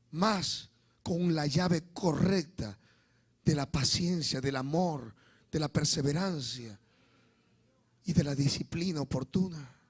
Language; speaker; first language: Spanish; native; Spanish